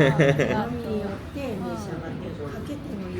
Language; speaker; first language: Japanese; non-native, learner; Korean